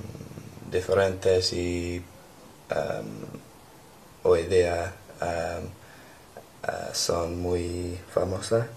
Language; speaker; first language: Spanish; non-native, learner; English